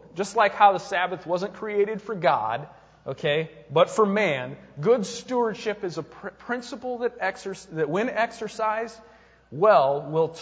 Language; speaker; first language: English; native; English